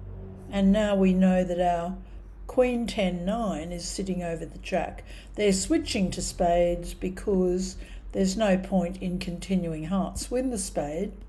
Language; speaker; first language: English; native; English